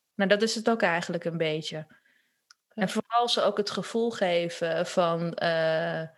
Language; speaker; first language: Dutch; early bilingual, other home language; Turkish